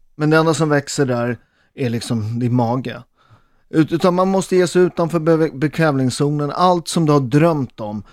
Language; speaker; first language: Swedish; early bilingual, other home language; Italian